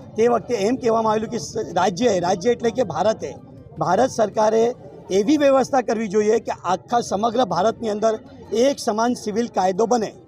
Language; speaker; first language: Gujarati; native; Gujarati